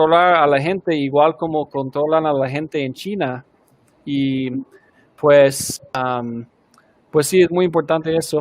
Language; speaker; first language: Spanish; early bilingual, heritage; Spanish